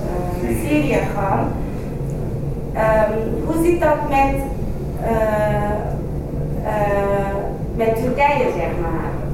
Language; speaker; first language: Dutch; non-native, fluent; Kurdish